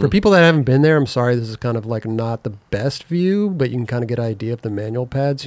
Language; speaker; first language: English; native; English